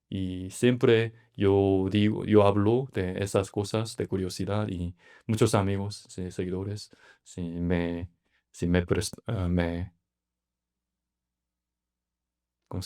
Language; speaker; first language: Spanish; non-native, learner; Korean